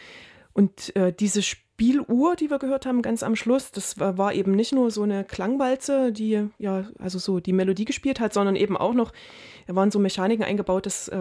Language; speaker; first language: German; native; German